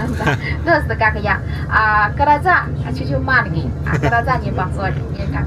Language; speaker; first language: Russian; non-native, learner; Chinese